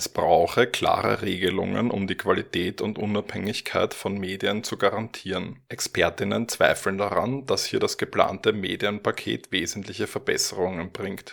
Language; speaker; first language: German; native; German